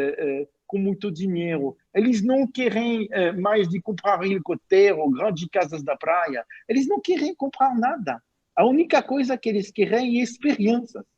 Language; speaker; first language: Portuguese; non-native, fluent; French